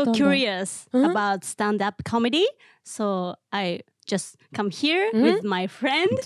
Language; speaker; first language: English; non-native, learner; Japanese